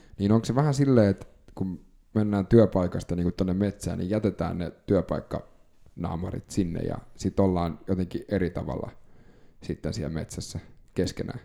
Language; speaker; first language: Finnish; native; Finnish